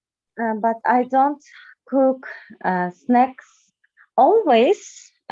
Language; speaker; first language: English; non-native, learner; Russian